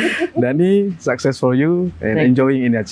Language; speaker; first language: English; non-native, learner; Indonesian